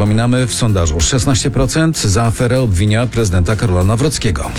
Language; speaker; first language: Polish; native; Polish